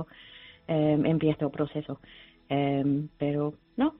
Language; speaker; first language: Spanish; non-native, learner; English